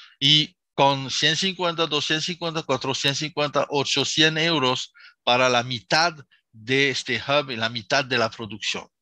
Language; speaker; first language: Spanish; non-native, fluent; Arabic